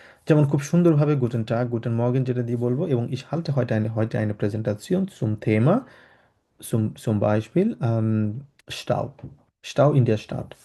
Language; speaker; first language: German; non-native, fluent; Bangla